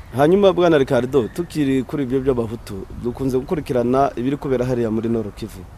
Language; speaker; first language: Kinyarwanda; native; Kinyarwanda